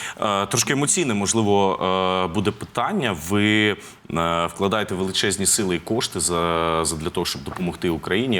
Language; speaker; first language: Ukrainian; native; Ukrainian